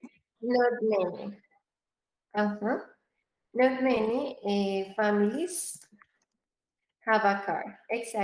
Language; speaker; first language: English; non-native, fluent; Spanish